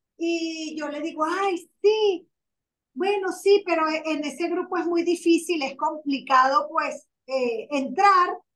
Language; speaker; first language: Spanish; native; Spanish